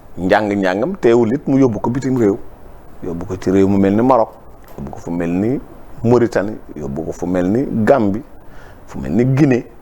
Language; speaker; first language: Wolof; native; Wolof